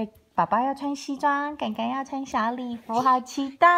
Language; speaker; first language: Chinese; native; Chinese